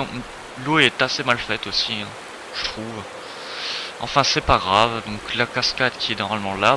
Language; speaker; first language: French; native; French